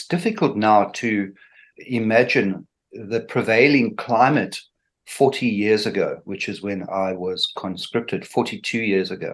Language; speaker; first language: English; native; English